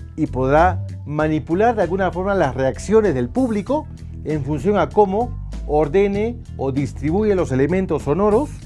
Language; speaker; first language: Spanish; native; Spanish